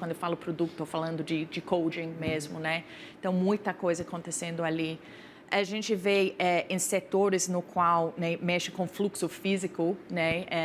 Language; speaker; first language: Portuguese; non-native, fluent; English